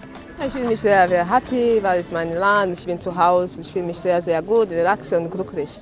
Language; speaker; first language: German; non-native, learner; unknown